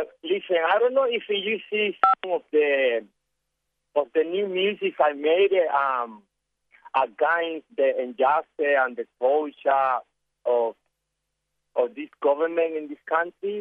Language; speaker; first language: English; non-native, learner; Spanish